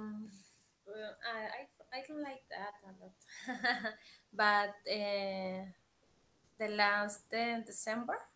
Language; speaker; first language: English; non-native, learner; Spanish